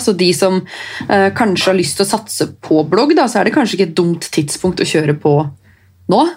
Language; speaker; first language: Norwegian; native; Norwegian